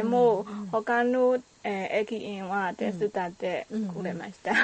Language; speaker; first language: Japanese; non-native, learner; Burmese